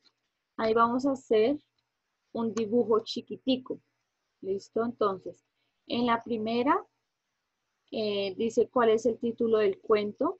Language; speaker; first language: Spanish; native; Spanish